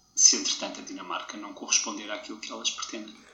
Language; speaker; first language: Portuguese; native; Portuguese